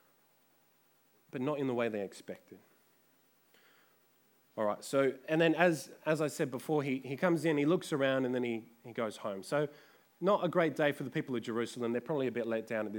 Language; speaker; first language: English; native; English